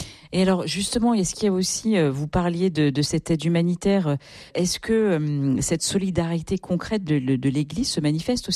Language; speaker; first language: French; native; French